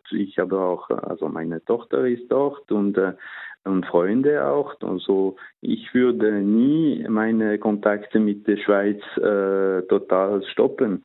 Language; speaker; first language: German; non-native, local second language; French